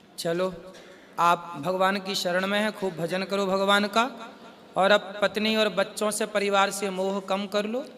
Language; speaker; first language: Hindi; native; Hindi